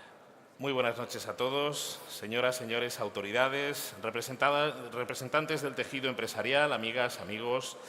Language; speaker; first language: Spanish; native; Spanish